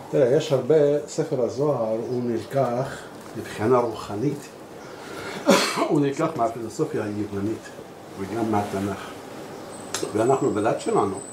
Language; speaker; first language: Hebrew; non-native, local second language; Arabic